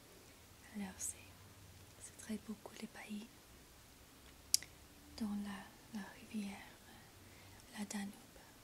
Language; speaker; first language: French; non-native, learner; English